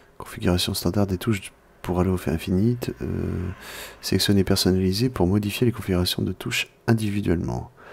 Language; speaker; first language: French; native; French